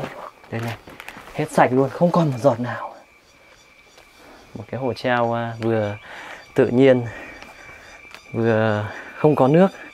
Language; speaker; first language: Vietnamese; native; Vietnamese